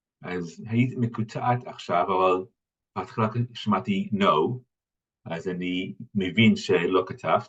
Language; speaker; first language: Hebrew; non-native, fluent; English